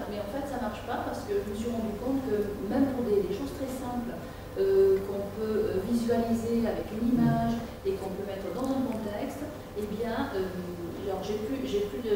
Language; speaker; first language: French; non-native, fluent; Greek